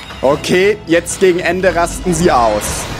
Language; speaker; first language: German; native; German